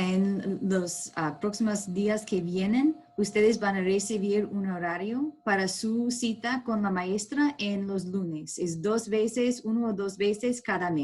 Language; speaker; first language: Spanish; non-native, learner; English